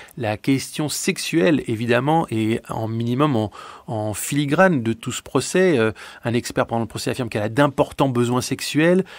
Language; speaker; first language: French; native; French